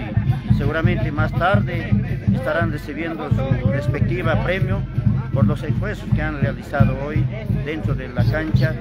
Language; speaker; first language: Spanish; non-native, local second language; Aymara